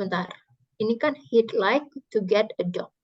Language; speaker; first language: Indonesian; native; Indonesian